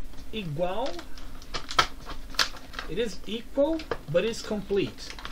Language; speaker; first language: English; non-native, fluent; Portuguese